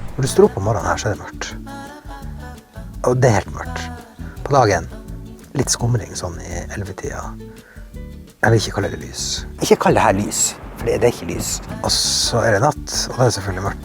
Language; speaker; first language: Norwegian; native; Norwegian